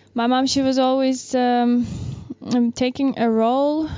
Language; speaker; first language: French; non-native, fluent; Ukrainian